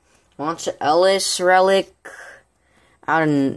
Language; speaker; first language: English; native; English